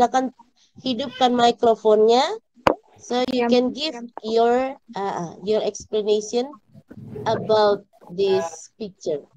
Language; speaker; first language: English; non-native, learner; Indonesian